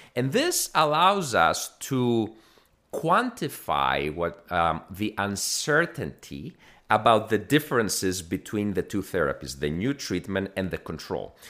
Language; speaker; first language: English; non-native, fluent; Greek